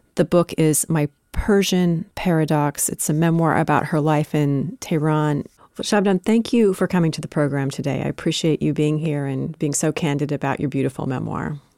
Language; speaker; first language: English; native; English